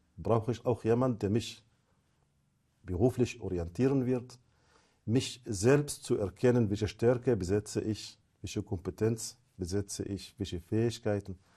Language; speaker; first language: German; non-native, fluent; Arabic